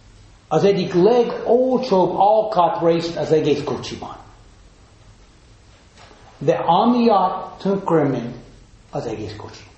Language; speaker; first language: Hungarian; non-native, fluent; English